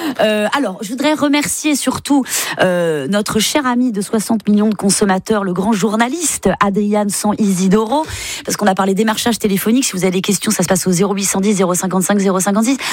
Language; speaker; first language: French; native; French